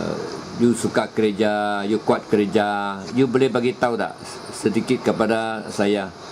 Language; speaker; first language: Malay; non-native, local second language; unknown